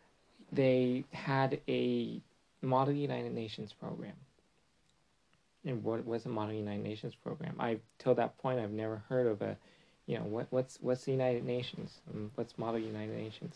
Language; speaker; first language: English; non-native, fluent; Chinese